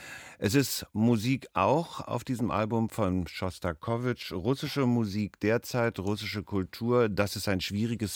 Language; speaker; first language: German; native; German